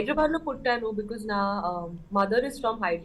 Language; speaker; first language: Telugu; non-native, learner; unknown